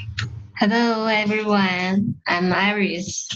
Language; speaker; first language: English; non-native, learner; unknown